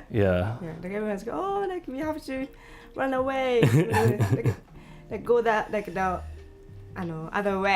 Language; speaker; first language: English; non-native, learner; Japanese